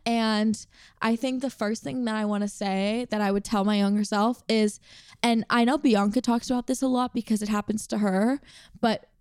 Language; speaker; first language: English; native; English